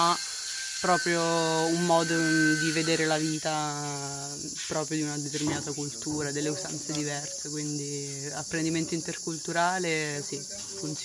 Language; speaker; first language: Italian; native; Italian